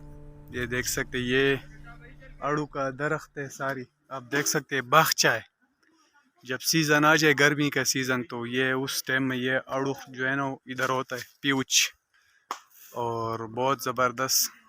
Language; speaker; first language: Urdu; non-native, local second language; Pashto